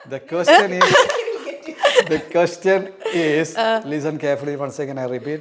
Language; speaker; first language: English; non-native, local second language; Malayalam